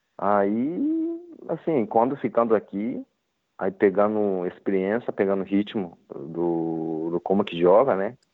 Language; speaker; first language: Portuguese; non-native, learner; Japanese